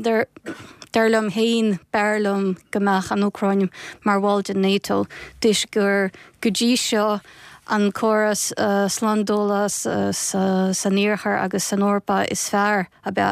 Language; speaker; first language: Irish; non-native, fluent; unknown